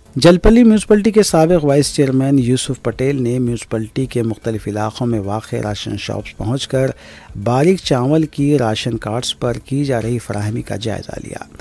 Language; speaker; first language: Urdu; native; Urdu